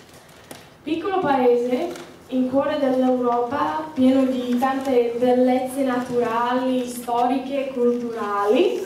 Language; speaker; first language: Italian; early bilingual, heritage; Slovak